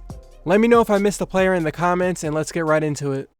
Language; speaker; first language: English; native; English